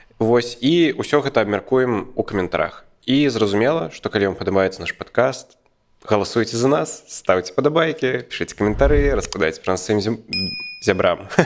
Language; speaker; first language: Belarusian; native; Belarusian